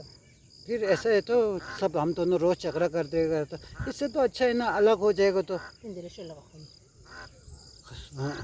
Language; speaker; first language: Hindi; non-native, local second language; Tibetan